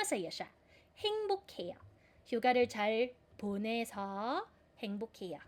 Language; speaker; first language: Korean; non-native, fluent; Filipino